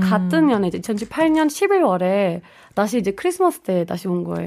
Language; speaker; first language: Korean; non-native, fluent; German